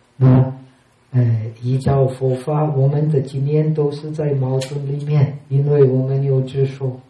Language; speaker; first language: Chinese; non-native, fluent; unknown